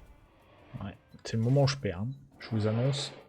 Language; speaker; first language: French; native; French